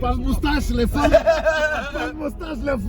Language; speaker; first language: French; non-native, learner; Portuguese